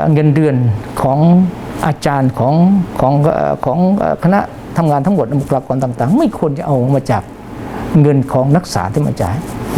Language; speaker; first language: Thai; non-native, local second language; Malay